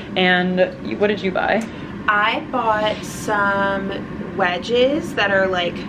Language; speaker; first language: English; native; English